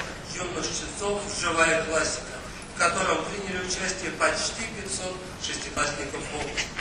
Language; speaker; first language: Russian; native; Russian